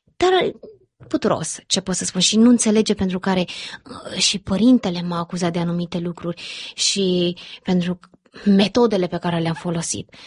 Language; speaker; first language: Romanian; early bilingual, heritage; Romanian